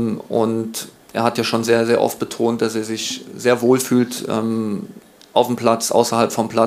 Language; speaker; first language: German; native; German